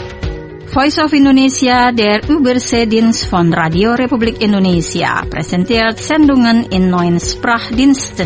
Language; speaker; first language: German; non-native, fluent; Indonesian